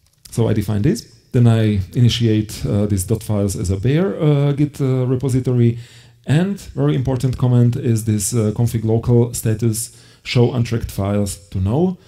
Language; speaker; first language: English; non-native, fluent; Slovak